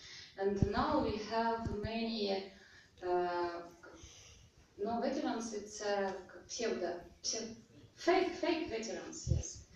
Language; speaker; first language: English; non-native, learner; Russian